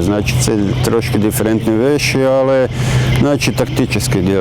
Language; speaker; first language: Ukrainian; non-native, learner; Croatian